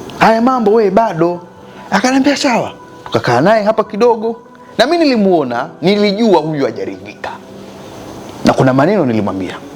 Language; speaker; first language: Swahili; native; Swahili